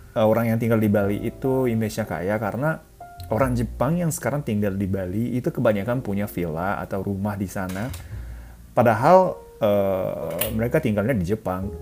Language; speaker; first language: Indonesian; non-native, fluent; Japanese